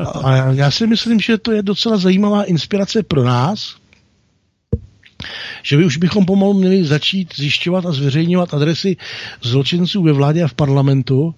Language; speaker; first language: Czech; native; Czech